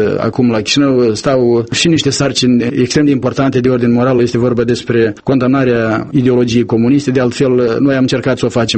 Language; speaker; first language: Romanian; native; Romanian